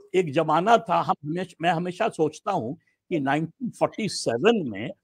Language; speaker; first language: Hindi; native; Hindi